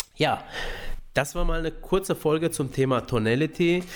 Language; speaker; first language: German; early bilingual, other home language; Romanian